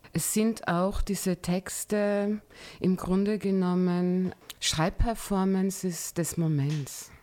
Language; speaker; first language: German; native; German